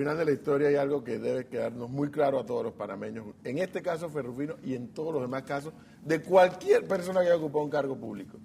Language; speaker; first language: Spanish; native; Spanish